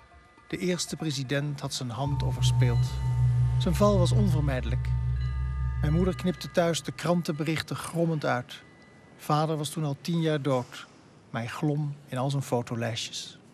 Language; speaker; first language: Dutch; native; Dutch